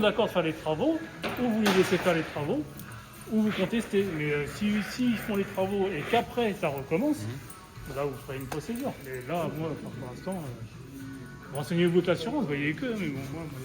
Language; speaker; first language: French; native; French